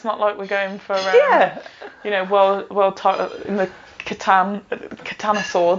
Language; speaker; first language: English; native; English